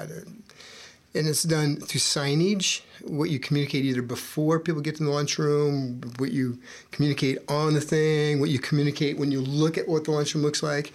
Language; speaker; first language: English; native; English